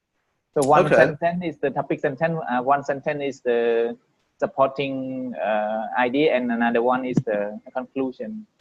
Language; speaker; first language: English; non-native, learner; Vietnamese